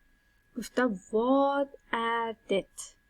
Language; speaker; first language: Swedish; non-native, fluent; Persian